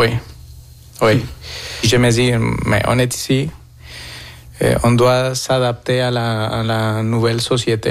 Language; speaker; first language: French; non-native, fluent; Spanish